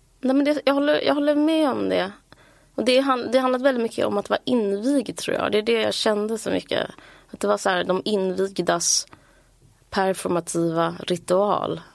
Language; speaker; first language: Swedish; native; Swedish